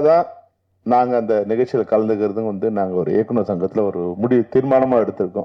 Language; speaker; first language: Tamil; native; Tamil